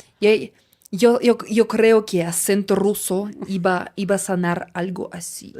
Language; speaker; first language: Spanish; non-native, fluent; Russian